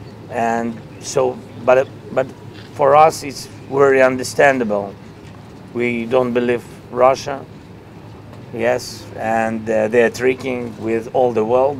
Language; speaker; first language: English; non-native, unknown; Russian